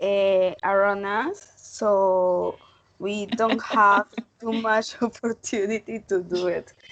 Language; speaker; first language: English; non-native, learner; Spanish